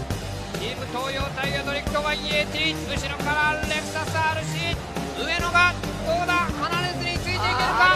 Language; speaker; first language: Japanese; native; Japanese